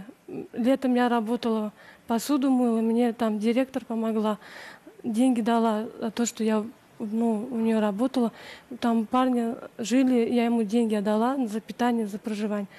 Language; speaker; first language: Russian; native; Russian